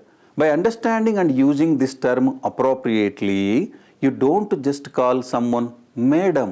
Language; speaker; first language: English; non-native, local second language; Telugu